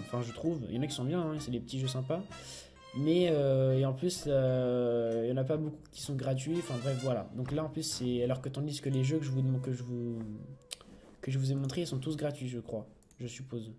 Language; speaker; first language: French; native; French